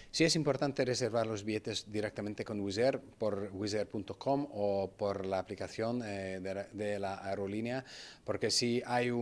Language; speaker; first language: Spanish; non-native, fluent; Hungarian